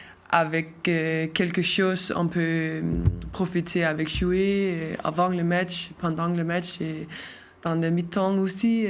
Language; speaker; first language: French; non-native, learner; Danish